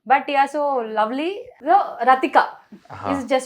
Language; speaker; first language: Telugu; native; Telugu